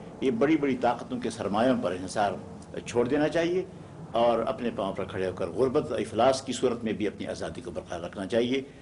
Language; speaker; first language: Urdu; non-native, local second language; Pashto